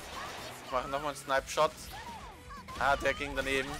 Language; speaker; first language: German; native; German